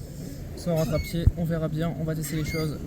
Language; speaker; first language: French; native; French